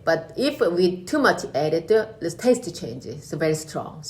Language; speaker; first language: English; non-native, learner; Korean